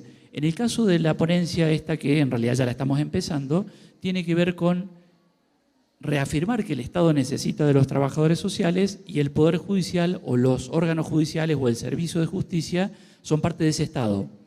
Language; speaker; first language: Spanish; native; Spanish